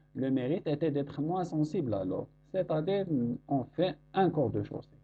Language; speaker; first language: French; non-native, local second language; Arabic